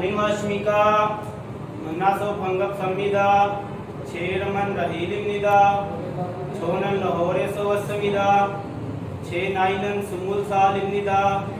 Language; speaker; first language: Korean; non-native, learner; Urdu